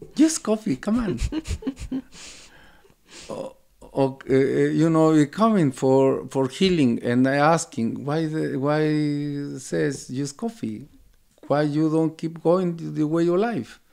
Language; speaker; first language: English; non-native, learner; Spanish